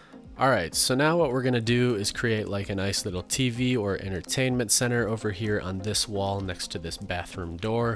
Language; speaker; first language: English; native; English